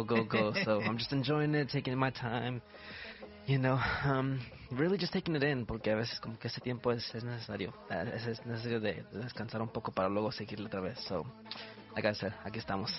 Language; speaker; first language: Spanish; early bilingual, heritage; Spanish